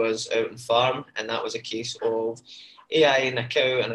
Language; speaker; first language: English; native; English